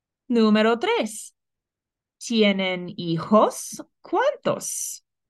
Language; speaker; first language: Spanish; non-native, fluent; English